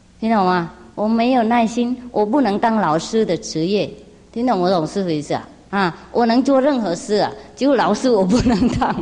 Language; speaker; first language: Chinese; non-native, fluent; Vietnamese